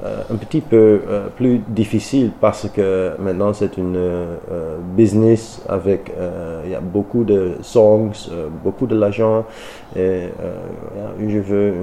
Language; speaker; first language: French; non-native, learner; Dutch